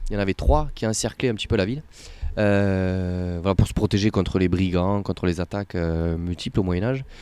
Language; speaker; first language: French; native; French